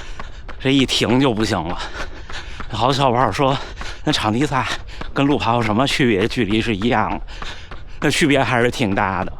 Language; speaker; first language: Chinese; native; Chinese